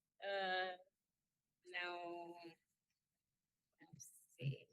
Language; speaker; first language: Portuguese; non-native, learner; Spanish